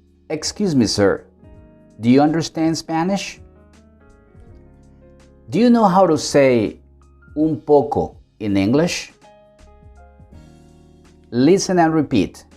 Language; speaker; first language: English; non-native, fluent; Spanish